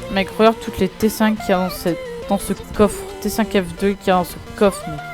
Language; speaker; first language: French; native; French